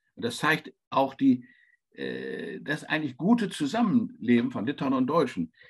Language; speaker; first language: German; native; German